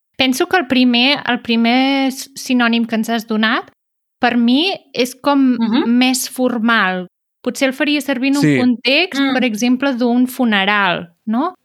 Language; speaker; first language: Catalan; native; Catalan